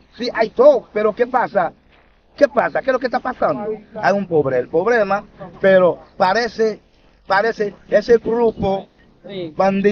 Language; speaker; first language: Spanish; non-native, learner; Haitian Creole